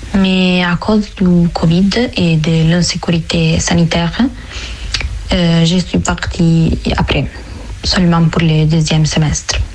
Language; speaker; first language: French; non-native, fluent; Italian